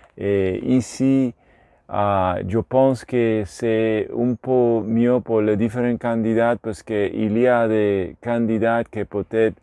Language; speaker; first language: French; non-native, learner; Spanish